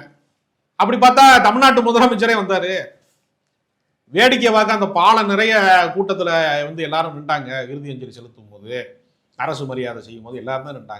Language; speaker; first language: Tamil; native; Tamil